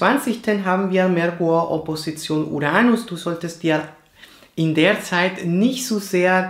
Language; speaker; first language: German; non-native, fluent; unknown